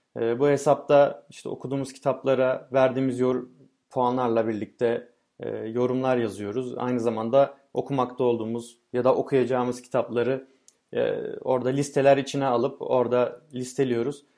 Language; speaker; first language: Turkish; native; Turkish